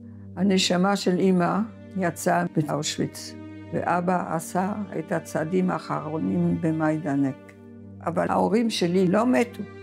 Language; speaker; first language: Hebrew; non-native, fluent; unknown